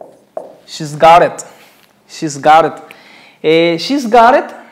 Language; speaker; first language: English; non-native, fluent; Spanish